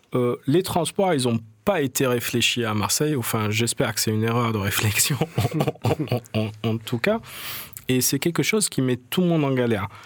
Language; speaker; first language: French; native; French